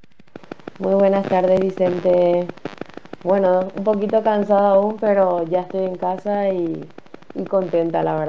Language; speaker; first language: Spanish; native; Spanish